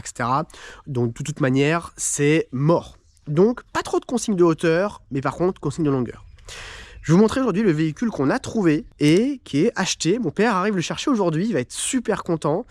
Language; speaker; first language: French; native; French